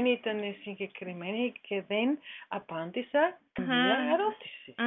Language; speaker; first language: Greek; non-native, learner; German